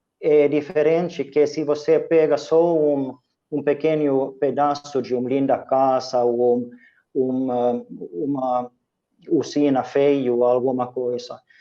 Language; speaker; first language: Portuguese; non-native, fluent; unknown